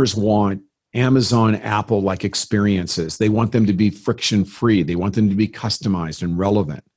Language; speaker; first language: English; native; English